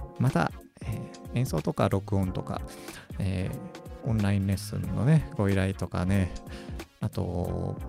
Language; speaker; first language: Japanese; native; Japanese